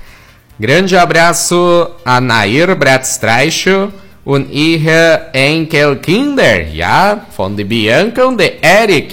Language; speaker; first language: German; early bilingual, heritage; Portuguese